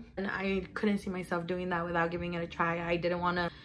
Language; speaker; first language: English; early bilingual, other home language; Spanish